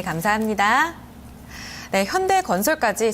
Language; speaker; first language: Korean; native; Korean